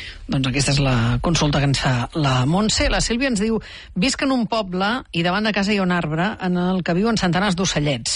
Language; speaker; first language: Catalan; native; Catalan